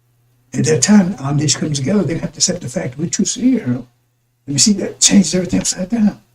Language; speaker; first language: English; native; English